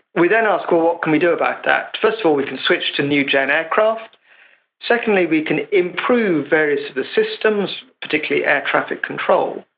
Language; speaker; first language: English; native; English